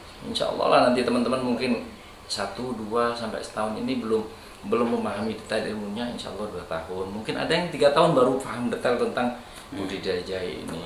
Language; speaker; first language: Indonesian; native; Indonesian